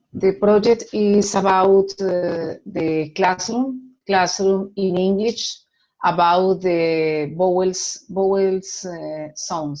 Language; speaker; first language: English; non-native, learner; Spanish